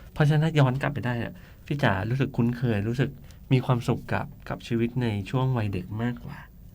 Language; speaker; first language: Thai; native; Thai